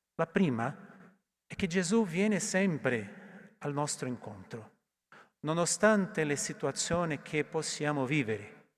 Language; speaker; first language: Italian; non-native, learner; Portuguese